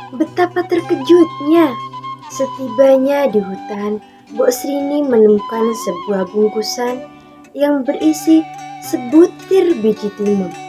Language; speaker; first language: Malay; non-native, local second language; Javanese